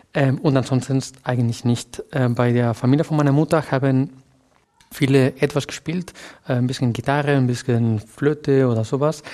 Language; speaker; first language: German; non-native, fluent; Catalan